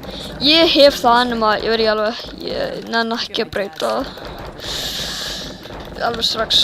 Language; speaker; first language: Icelandic; early bilingual, heritage; Swedish